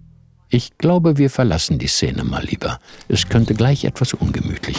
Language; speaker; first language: German; native; German